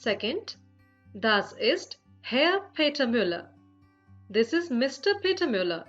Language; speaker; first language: German; non-native, fluent; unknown